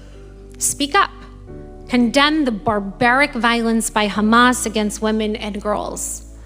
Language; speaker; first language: English; early bilingual, other home language; Persian